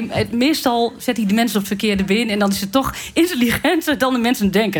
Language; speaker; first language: Dutch; native; Dutch